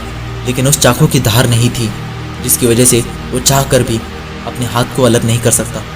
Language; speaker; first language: Hindi; native; Hindi